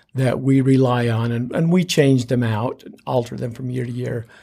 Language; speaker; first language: English; native; English